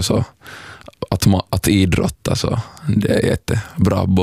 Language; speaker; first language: Swedish; non-native, local second language; Somali